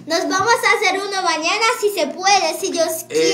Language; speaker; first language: Spanish; non-native, learner; Haitian Creole